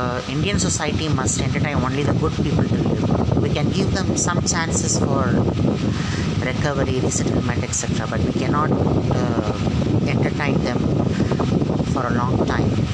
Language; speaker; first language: English; non-native, local second language; Tamil